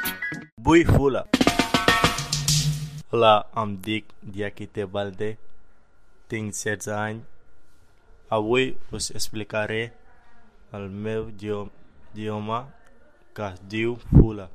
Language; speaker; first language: Catalan; non-native, learner; Fula